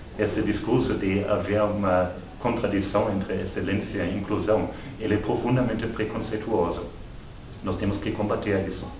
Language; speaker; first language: Portuguese; non-native, fluent; German